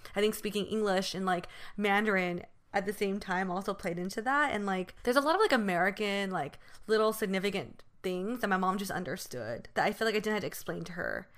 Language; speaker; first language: English; early bilingual, other home language; Chinese